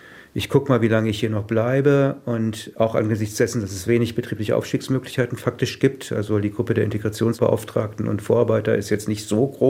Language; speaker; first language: German; native; German